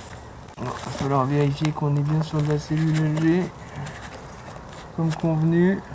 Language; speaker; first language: French; native; French